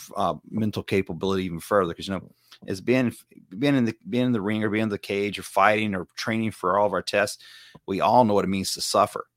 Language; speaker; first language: English; native; English